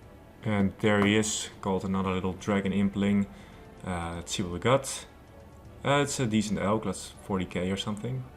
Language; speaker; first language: English; non-native, fluent; Dutch